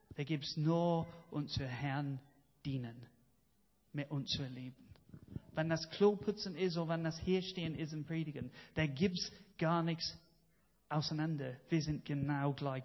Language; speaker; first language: German; non-native, fluent; English